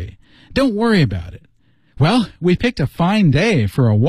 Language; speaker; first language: English; native; English